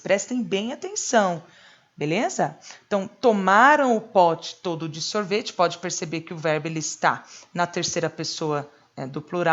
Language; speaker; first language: Portuguese; native; Portuguese